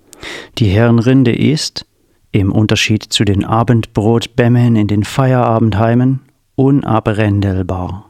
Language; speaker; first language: German; native; German